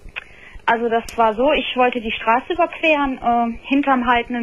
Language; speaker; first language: German; native; German